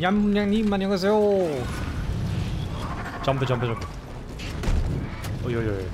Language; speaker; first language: Korean; non-native, learner; German